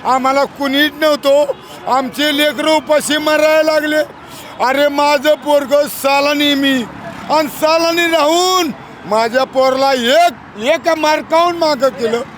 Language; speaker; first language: Marathi; native; Marathi